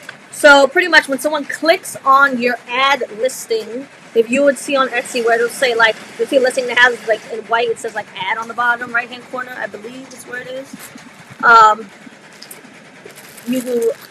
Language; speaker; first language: English; early bilingual, other home language; Spanish